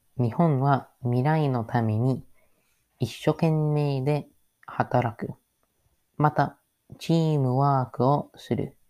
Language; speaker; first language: Japanese; non-native, learner; English